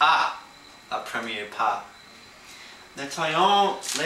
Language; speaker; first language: French; non-native, learner; English